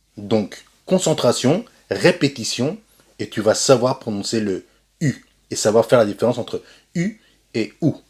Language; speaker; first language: French; native; French